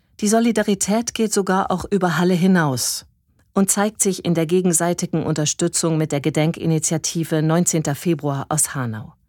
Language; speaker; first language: German; native; German